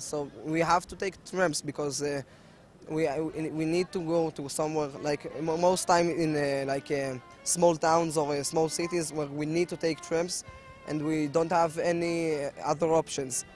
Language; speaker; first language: English; non-native, learner; Hebrew